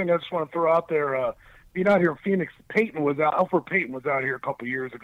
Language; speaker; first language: English; native; English